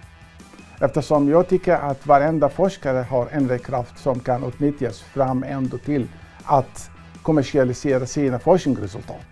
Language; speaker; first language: Swedish; non-native, fluent; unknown